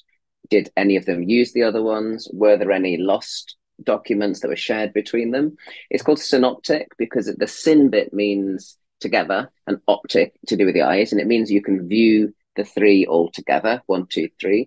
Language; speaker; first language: English; native; English